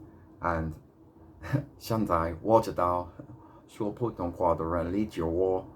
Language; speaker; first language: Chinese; non-native, learner; English